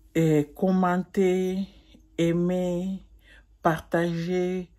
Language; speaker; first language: French; non-native, local second language; Lingala